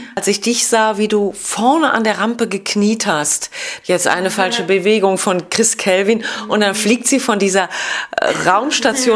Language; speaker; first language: German; native; German